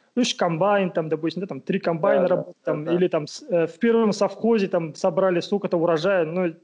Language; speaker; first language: Russian; non-native, local second language; Kazakh